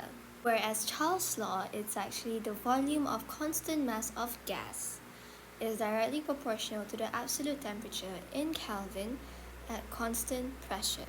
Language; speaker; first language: English; non-native, local second language; Malay